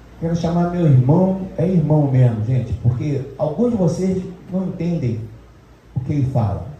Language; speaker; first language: Portuguese; native; Portuguese